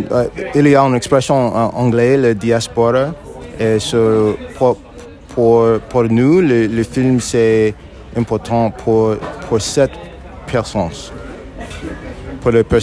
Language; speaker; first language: French; non-native, learner; English